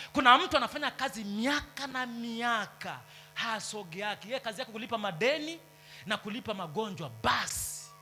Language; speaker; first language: Swahili; native; Swahili